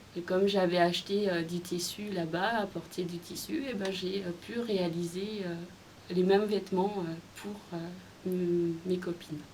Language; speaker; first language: French; early bilingual, other home language; Khmer